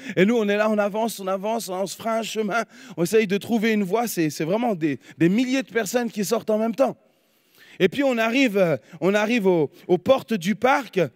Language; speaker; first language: French; native; French